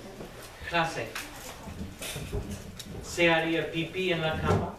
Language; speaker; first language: Spanish; non-native, fluent; English